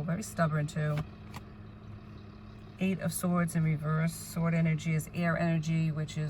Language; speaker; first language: English; native; English